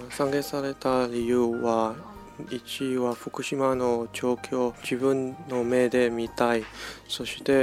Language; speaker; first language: Japanese; non-native, learner; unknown